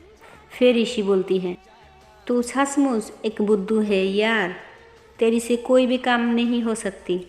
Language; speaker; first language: Hindi; non-native, local second language; Bangla